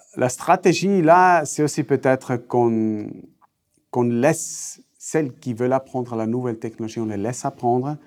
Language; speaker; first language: French; non-native, fluent; German